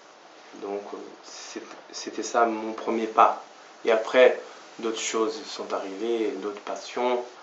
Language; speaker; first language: French; non-native, fluent; Portuguese